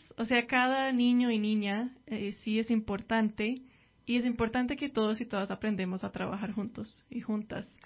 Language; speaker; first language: Spanish; non-native, fluent; English